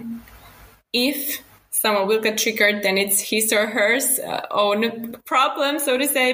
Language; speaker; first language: English; non-native, fluent; Finnish